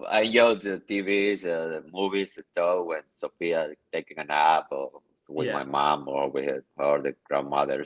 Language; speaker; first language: English; non-native, learner; Spanish